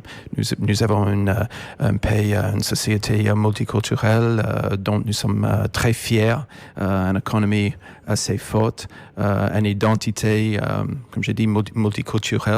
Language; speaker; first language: French; non-native, fluent; English